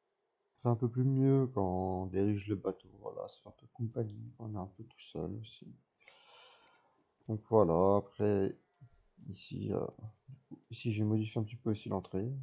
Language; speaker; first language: French; native; French